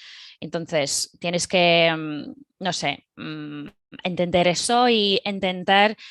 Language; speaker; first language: Spanish; non-native, fluent; English